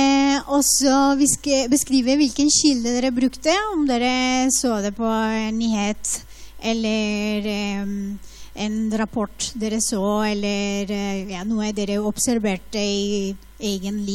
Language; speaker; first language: Norwegian; non-native, fluent; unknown